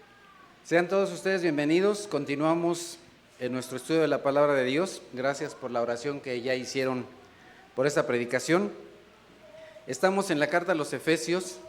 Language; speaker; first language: Spanish; native; Spanish